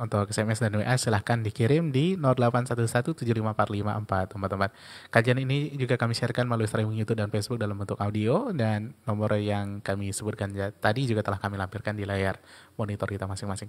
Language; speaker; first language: Malay; native; Malay